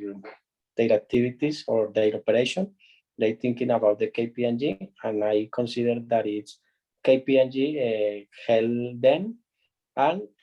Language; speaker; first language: English; non-native, learner; Spanish